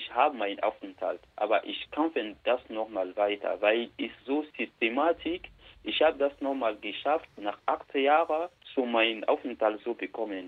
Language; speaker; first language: German; non-native, learner; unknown